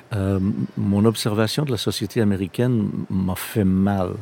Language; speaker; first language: French; non-native, local second language; English